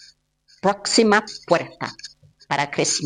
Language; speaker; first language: Spanish; non-native, fluent; Portuguese